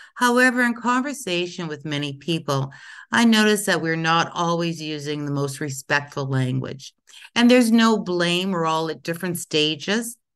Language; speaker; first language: English; native; English